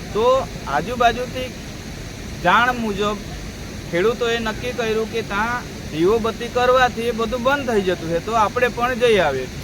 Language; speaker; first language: Gujarati; native; Gujarati